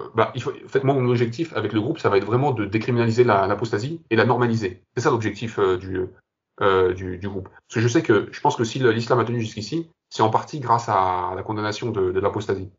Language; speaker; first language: French; early bilingual, other home language; Kabyle